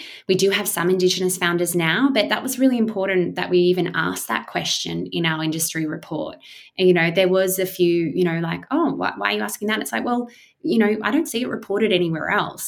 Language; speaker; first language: English; native; English